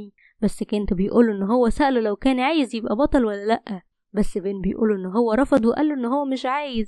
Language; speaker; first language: Arabic; native; Arabic